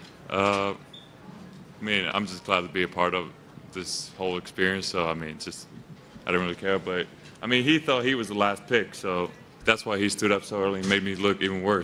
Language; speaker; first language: English; non-native, fluent; Finnish